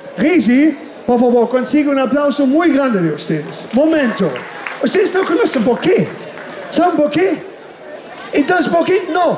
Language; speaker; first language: Spanish; non-native, fluent; German